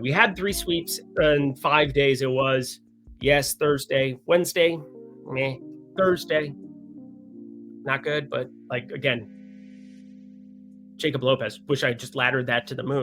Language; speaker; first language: English; native; English